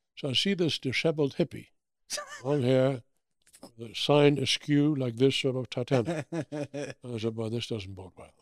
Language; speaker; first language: English; early bilingual, other home language; German